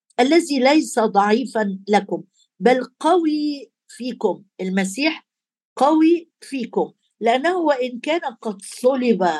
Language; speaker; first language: Arabic; native; Arabic